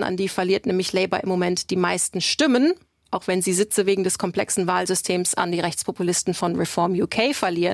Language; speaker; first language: German; native; German